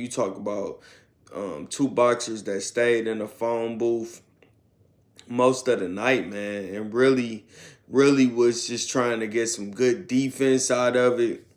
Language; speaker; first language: English; native; English